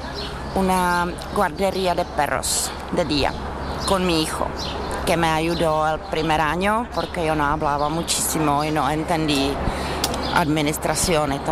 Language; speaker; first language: Spanish; non-native, learner; Czech